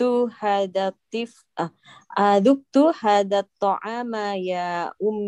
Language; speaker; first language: Arabic; non-native, learner; Indonesian